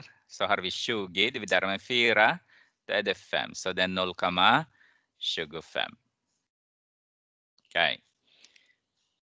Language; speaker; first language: Swedish; non-native, fluent; Arabic